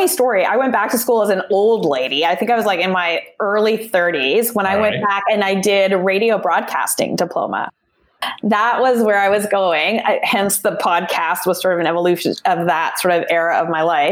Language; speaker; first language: English; native; English